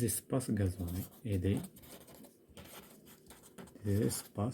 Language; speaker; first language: French; non-native, local second language; Arabic